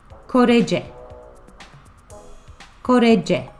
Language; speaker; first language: Turkish; non-native, fluent; English